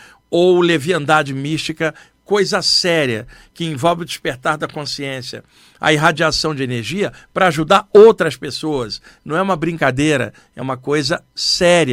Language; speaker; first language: Portuguese; native; Portuguese